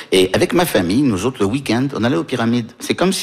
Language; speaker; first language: French; early bilingual, heritage; French